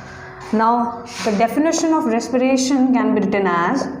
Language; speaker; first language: English; non-native, local second language; Hindi